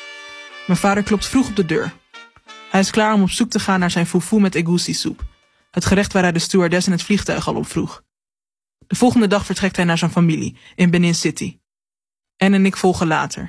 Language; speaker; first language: Dutch; native; Dutch